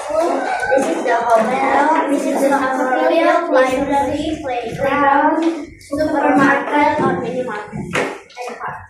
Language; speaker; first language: English; non-native, learner; Indonesian